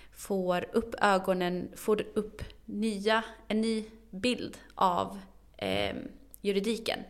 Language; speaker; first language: Swedish; early bilingual, other home language; Arabic